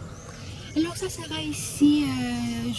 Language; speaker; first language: French; non-native, learner; English